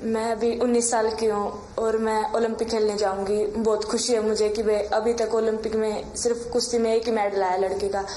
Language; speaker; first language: Hindi; native; Hindi